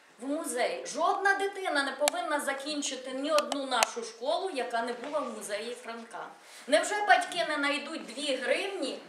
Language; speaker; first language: Ukrainian; native; Ukrainian